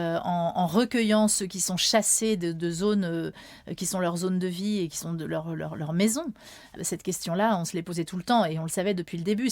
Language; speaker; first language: French; native; French